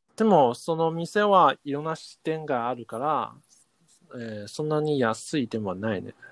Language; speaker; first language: Japanese; non-native, learner; Chinese